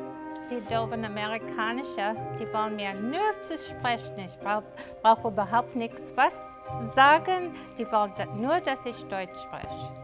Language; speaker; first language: German; non-native, learner; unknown